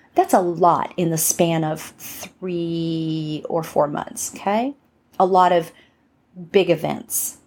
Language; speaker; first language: English; native; English